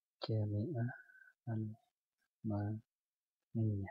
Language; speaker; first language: Arabic; non-native, learner; Indonesian